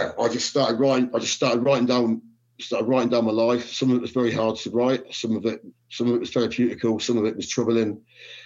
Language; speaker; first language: English; native; English